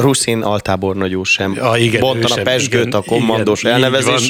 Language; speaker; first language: Hungarian; native; Hungarian